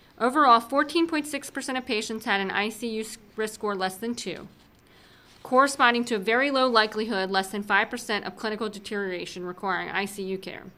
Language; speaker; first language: English; native; English